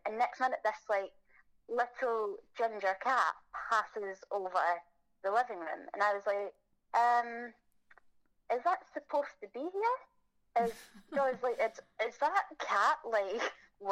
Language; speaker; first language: English; native; English